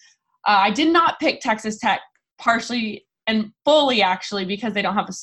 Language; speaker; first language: English; native; English